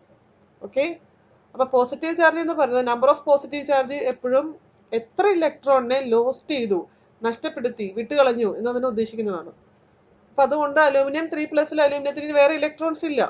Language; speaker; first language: Malayalam; native; Malayalam